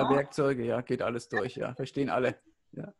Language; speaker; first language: German; native; German